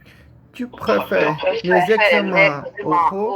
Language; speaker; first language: French; non-native, learner; Portuguese